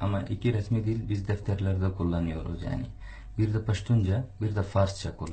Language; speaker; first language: Turkish; non-native, fluent; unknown